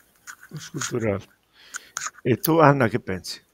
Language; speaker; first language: Spanish; non-native, fluent; Italian